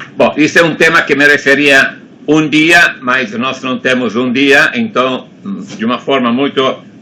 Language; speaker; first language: Portuguese; non-native, fluent; Italian